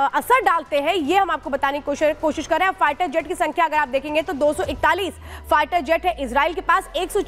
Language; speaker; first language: Hindi; native; Hindi